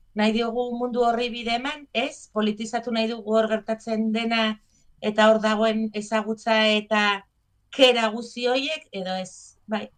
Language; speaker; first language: Basque; native; Basque